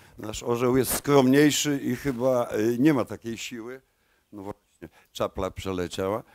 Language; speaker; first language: Polish; native; Polish